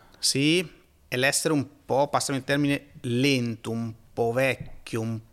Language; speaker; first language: Italian; native; Italian